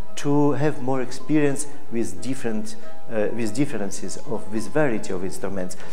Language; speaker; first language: English; non-native, fluent; Russian